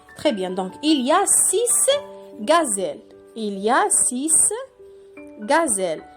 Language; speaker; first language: French; non-native, local second language; Arabic